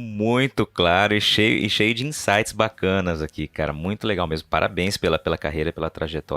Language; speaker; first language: Portuguese; native; Portuguese